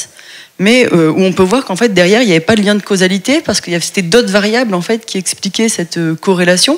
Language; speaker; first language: French; native; French